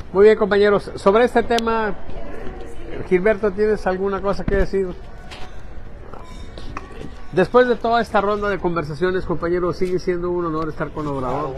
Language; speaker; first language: Spanish; native; Spanish